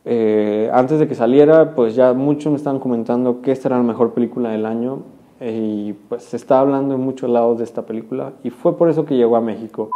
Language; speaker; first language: Spanish; native; Spanish